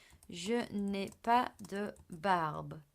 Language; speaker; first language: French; non-native, fluent; English